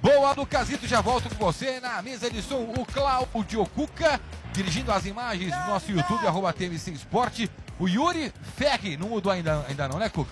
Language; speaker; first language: Portuguese; native; Portuguese